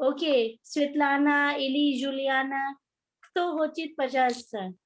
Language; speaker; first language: Russian; non-native, fluent; Hindi